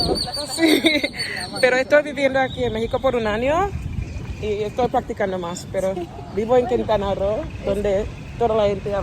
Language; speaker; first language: Spanish; non-native, learner; English